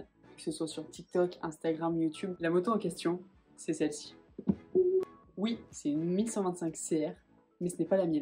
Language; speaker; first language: French; native; French